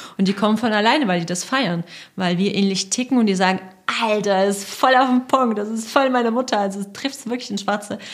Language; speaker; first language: German; non-native, fluent; Russian